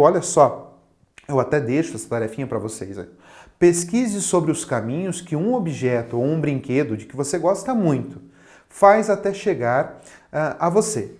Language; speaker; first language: Portuguese; native; Portuguese